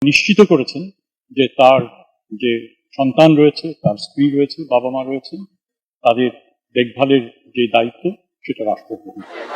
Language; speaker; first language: Bangla; native; Bangla